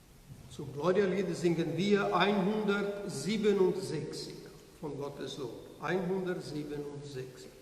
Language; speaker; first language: German; non-native, learner; Portuguese